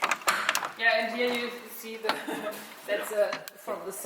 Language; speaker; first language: English; non-native, learner; German